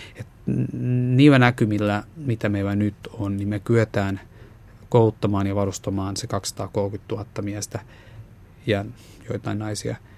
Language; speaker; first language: Finnish; non-native, local second language; Swedish